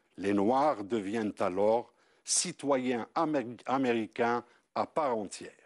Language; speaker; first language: French; non-native, local second language; Arabic